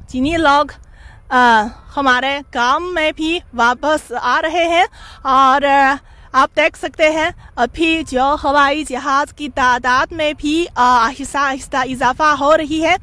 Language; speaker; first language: Hindi; non-native, fluent; Chinese